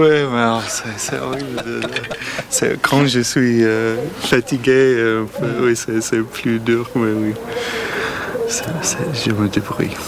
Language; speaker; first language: French; non-native, learner; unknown